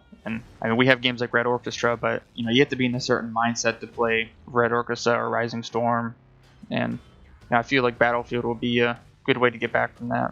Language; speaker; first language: English; native; English